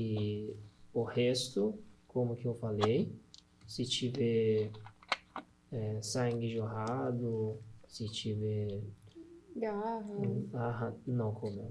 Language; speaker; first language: Portuguese; non-native, learner; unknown